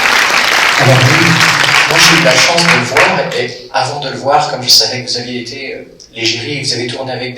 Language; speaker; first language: French; native; French